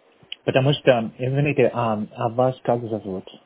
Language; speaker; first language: Russian; non-native, learner; English